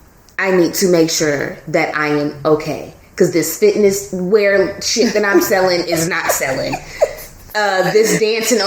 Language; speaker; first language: English; native; English